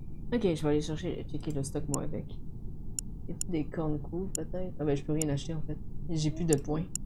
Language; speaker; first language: French; native; French